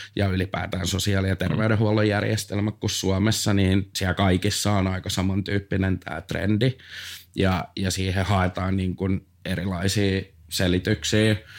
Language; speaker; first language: Finnish; native; Finnish